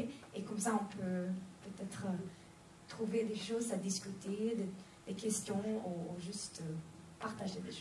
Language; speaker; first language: French; non-native, fluent; Swedish